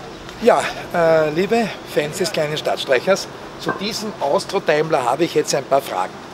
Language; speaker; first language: German; native; German